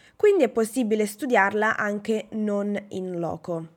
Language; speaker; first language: Italian; native; Italian